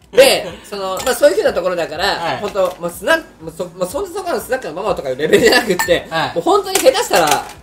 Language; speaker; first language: Japanese; native; Japanese